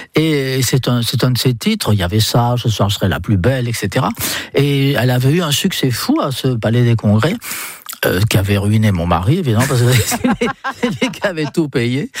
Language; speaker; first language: French; non-native, fluent; English